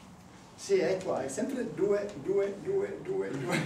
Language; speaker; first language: Italian; non-native, learner; German